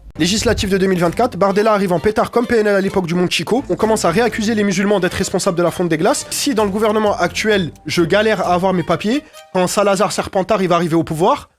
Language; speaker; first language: French; non-native, local second language; Arabic